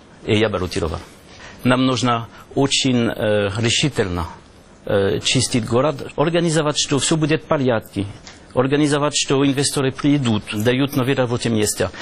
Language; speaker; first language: Russian; non-native, learner; French